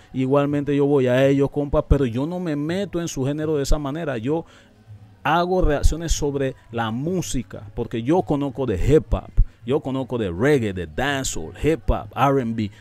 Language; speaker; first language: Spanish; non-native, local second language; English